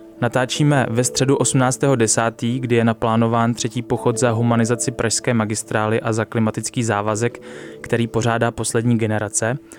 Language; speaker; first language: Czech; native; Czech